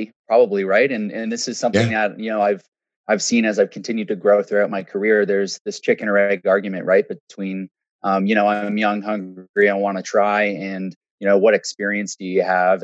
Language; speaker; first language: English; native; English